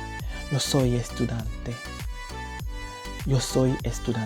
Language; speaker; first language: Spanish; non-native, learner; French